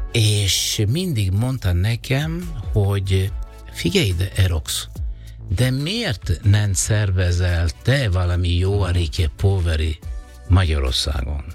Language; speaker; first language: Hungarian; non-native, fluent; Italian